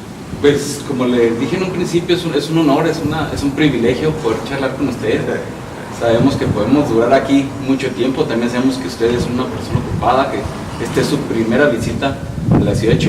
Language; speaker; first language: Spanish; native; Spanish